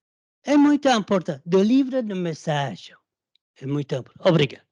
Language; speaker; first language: Portuguese; non-native, learner; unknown